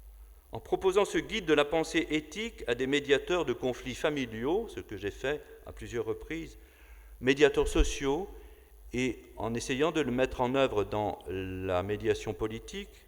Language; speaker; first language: French; native; French